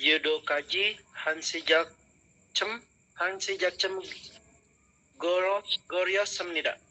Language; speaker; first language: Korean; non-native, learner; Indonesian